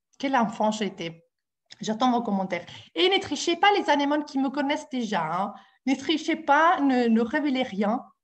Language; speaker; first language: French; non-native, fluent; Italian